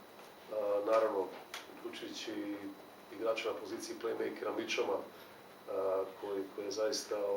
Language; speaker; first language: Serbian; native; Serbian